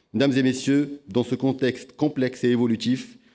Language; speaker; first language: French; non-native, local second language; Arabic